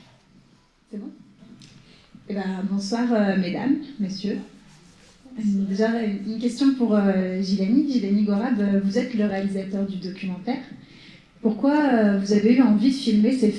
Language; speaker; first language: French; native; French